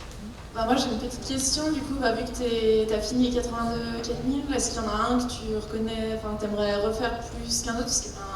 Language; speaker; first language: French; native; French